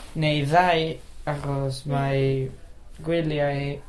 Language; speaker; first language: Welsh; non-native, learner; Spanish